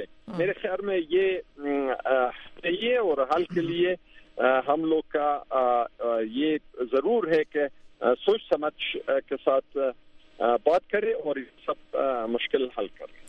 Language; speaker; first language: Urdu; non-native, fluent; Pashto